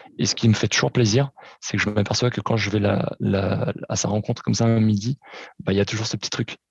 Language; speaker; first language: French; early bilingual, other home language; Portuguese